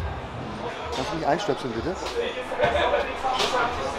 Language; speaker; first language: German; native; German